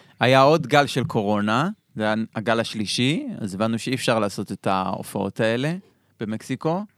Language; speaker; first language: Hebrew; native; Hebrew